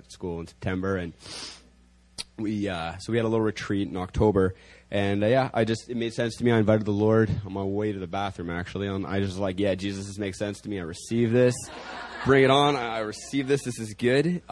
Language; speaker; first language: English; native; English